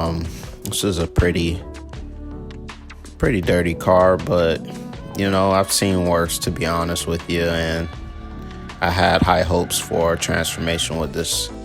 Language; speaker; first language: English; native; English